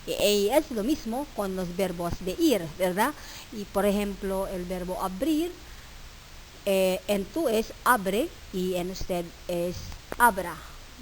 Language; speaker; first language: Spanish; non-native, fluent; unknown